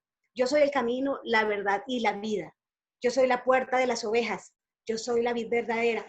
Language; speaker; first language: Spanish; native; Spanish